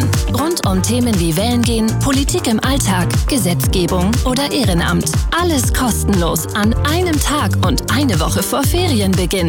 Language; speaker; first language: German; native; German